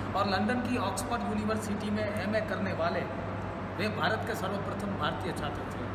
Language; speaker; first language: Hindi; non-native, local second language; Gujarati